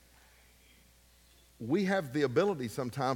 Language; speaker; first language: English; native; English